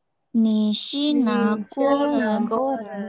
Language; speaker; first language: Chinese; non-native, learner; Indonesian